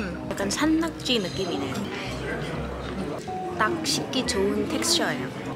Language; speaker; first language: Korean; non-native, fluent; Malay